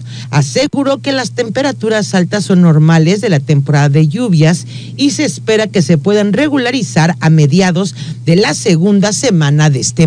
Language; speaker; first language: Spanish; native; Spanish